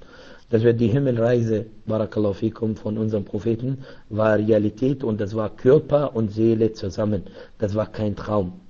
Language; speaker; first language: German; non-native, fluent; Arabic